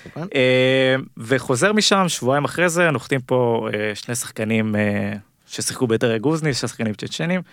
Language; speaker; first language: Hebrew; native; Hebrew